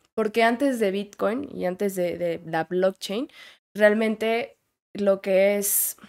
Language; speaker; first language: Spanish; native; Spanish